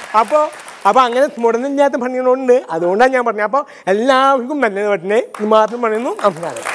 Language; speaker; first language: Malayalam; native; Malayalam